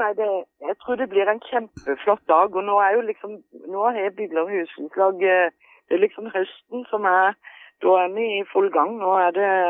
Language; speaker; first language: Norwegian; native; Norwegian